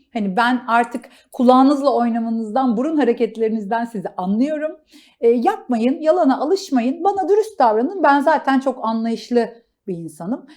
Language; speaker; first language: Turkish; native; Turkish